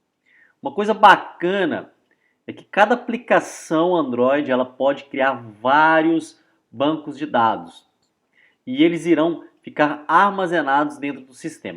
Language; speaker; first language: Portuguese; native; Portuguese